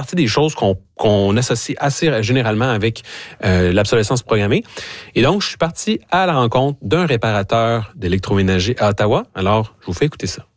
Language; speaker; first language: French; native; French